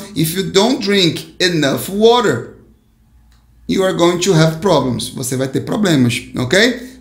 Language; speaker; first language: English; non-native, fluent; Portuguese